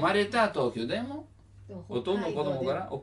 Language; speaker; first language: Japanese; non-native, learner; Italian